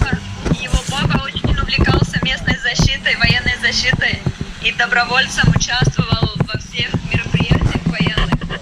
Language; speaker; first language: Russian; non-native, learner; Estonian